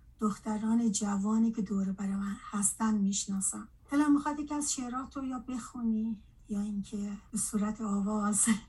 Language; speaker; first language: Persian; native; Persian